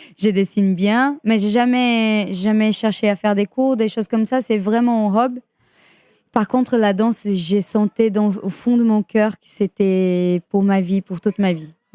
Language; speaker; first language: French; non-native, fluent; Portuguese